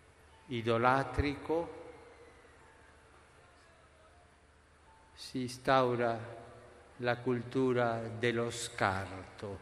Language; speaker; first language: Italian; non-native, fluent; Spanish